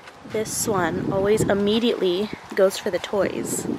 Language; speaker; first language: English; early bilingual, other home language; Spanish